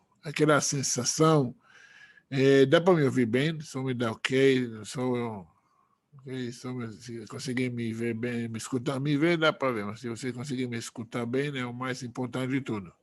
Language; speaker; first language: Portuguese; non-native, fluent; Hebrew